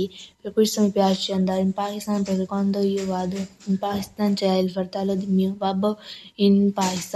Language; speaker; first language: Italian; early bilingual, other home language; Urdu